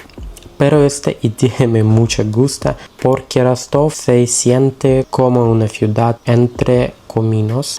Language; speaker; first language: Spanish; non-native, learner; Russian